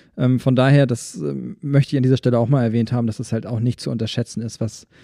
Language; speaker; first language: German; native; German